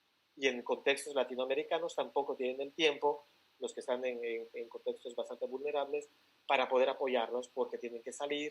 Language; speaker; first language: Spanish; native; Spanish